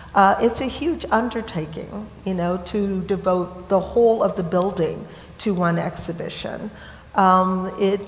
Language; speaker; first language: English; native; English